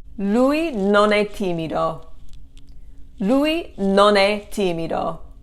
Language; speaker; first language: Italian; non-native, fluent; English